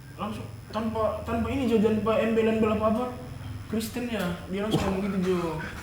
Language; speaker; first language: Indonesian; native; Indonesian